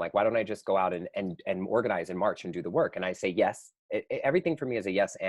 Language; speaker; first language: English; native; English